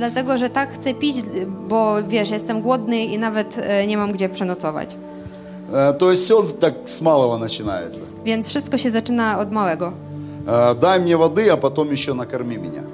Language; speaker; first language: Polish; non-native, fluent; Russian